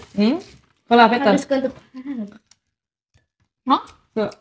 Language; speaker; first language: Swedish; non-native, learner; Vietnamese